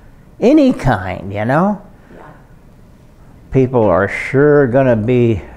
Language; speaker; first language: English; native; English